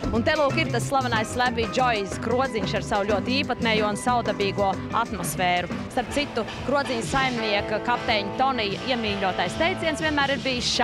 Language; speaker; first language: Latvian; native; Latvian